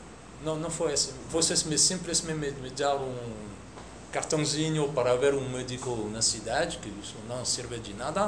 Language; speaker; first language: Portuguese; non-native, fluent; French